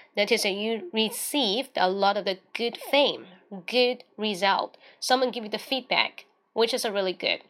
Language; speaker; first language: English; non-native, fluent; Chinese